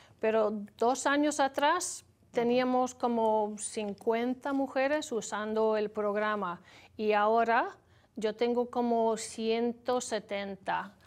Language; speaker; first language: Spanish; non-native, learner; English